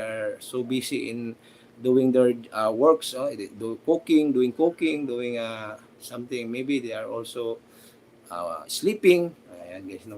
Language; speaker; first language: English; non-native, local second language; Filipino